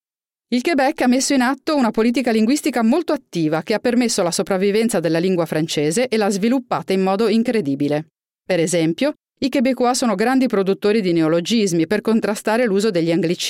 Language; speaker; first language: Italian; native; Italian